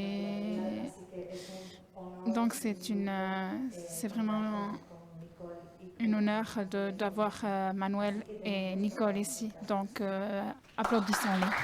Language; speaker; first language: French; non-native, fluent; Spanish